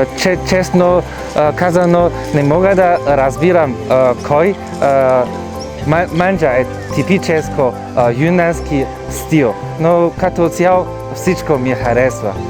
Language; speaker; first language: Bulgarian; non-native, fluent; Chinese